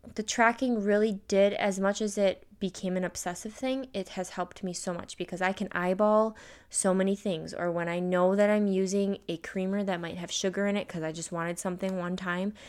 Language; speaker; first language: English; native; English